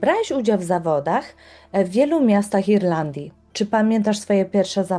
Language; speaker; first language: Polish; native; Polish